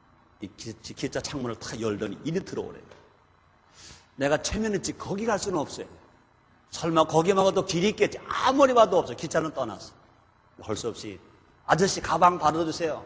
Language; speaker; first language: Korean; native; Korean